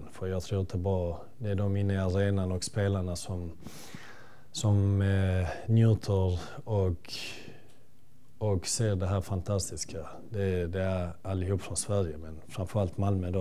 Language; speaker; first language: Swedish; early bilingual, other home language; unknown